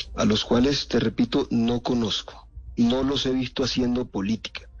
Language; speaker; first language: Spanish; native; Spanish